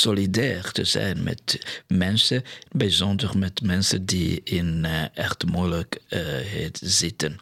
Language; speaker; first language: Dutch; non-native, fluent; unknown